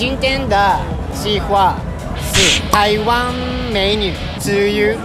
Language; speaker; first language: Chinese; non-native, learner; Japanese